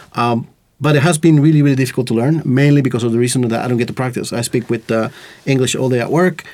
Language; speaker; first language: English; non-native, fluent; Spanish